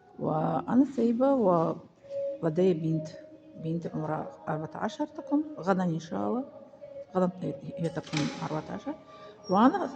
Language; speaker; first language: Arabic; non-native, fluent; Tajik